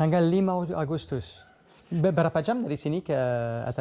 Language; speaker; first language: Indonesian; non-native, learner; English